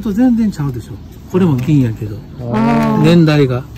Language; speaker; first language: Japanese; native; Japanese